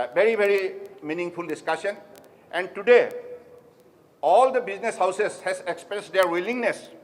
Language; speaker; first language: English; non-native, local second language; Assamese